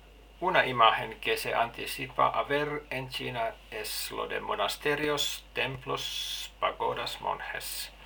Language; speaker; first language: Spanish; non-native, learner; Finnish